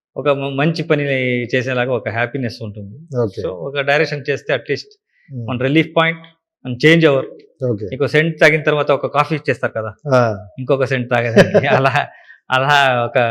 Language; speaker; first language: Telugu; non-native, learner; Kannada